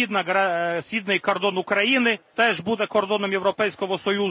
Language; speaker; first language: Ukrainian; non-native, fluent; Latvian